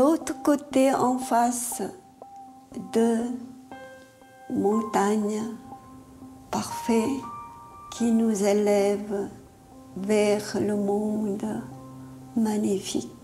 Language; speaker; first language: French; non-native, fluent; Korean